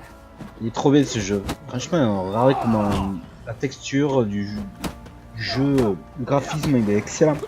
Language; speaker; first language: French; native; French